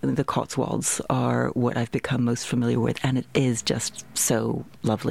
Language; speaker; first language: English; native; English